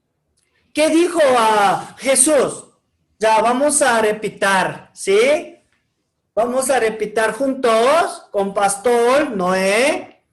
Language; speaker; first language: Spanish; non-native, learner; Korean